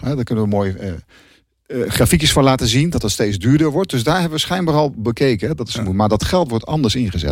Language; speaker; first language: Dutch; native; Dutch